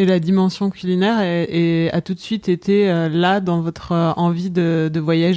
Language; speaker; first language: French; native; French